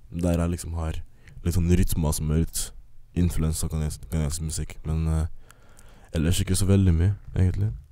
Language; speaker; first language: Norwegian; early bilingual, other home language; English